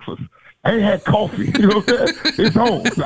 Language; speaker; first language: English; native; English